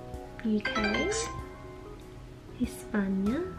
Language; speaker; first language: Polish; non-native, learner; English